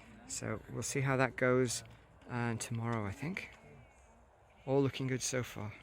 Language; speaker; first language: English; native; English